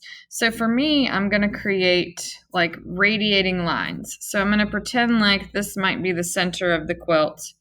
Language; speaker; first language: English; native; English